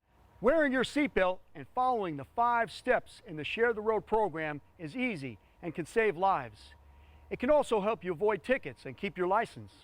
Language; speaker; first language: English; native; English